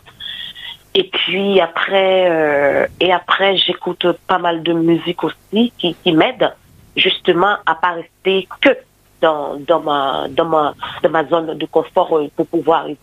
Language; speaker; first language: French; non-native, local second language; Haitian Creole